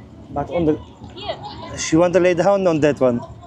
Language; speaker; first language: English; non-native, learner; German